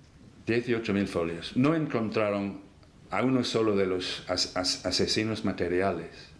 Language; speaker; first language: Spanish; non-native, fluent; English